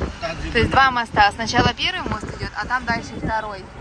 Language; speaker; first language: Russian; native; Russian